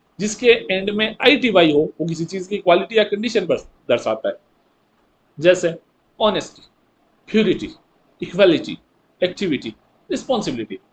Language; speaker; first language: Hindi; native; Hindi